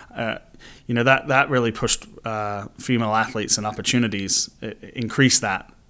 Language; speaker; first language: English; native; English